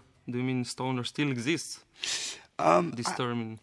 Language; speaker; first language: English; non-native, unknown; Slovenian